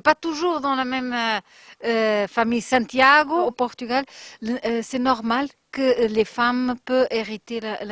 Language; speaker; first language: French; non-native, fluent; Portuguese